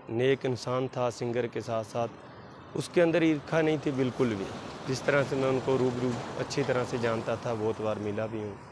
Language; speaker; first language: Hindi; non-native, local second language; Punjabi